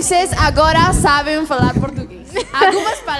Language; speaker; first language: Portuguese; non-native, learner; Spanish